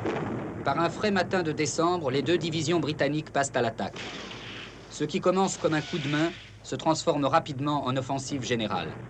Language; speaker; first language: French; native; French